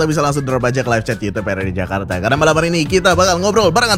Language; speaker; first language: Indonesian; native; Indonesian